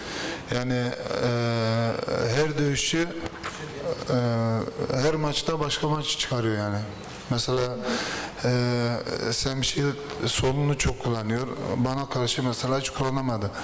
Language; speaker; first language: Turkish; early bilingual, heritage; Turkish